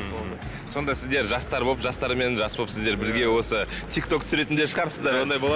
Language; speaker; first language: Kazakh; native; Kazakh